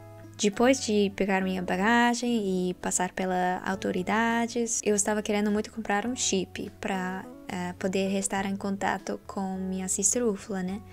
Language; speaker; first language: Portuguese; non-native, learner; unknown